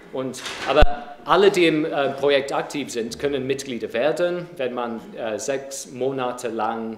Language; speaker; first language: German; non-native, fluent; English